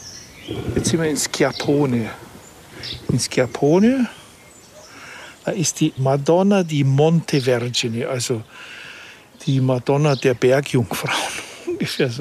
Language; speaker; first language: German; native; German